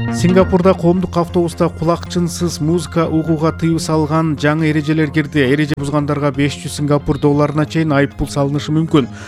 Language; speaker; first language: Kyrgyz; native; Kyrgyz